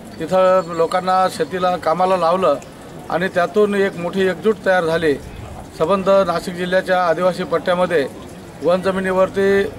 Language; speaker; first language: Marathi; non-native, local second language; Kukna